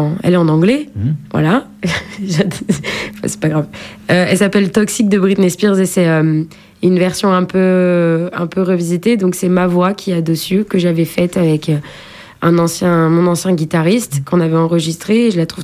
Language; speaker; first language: French; native; French